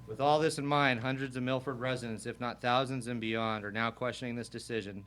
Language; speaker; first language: English; native; English